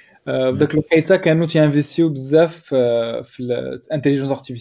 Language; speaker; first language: Arabic; native; Arabic